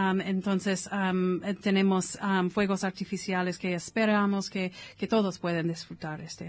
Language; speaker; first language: Spanish; non-native, fluent; English